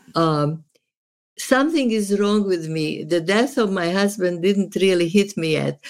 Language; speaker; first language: English; non-native, fluent; Serbian